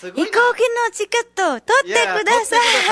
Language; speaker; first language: Japanese; non-native, learner; Nepali